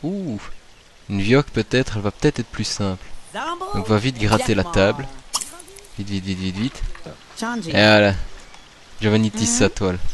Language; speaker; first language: French; native; French